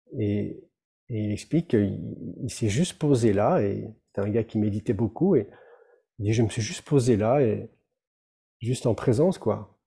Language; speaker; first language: French; native; French